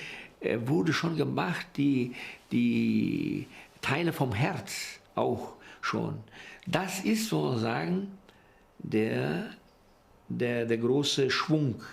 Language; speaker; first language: German; early bilingual, heritage; Portuguese